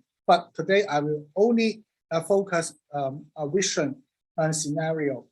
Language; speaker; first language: English; non-native, learner; Cantonese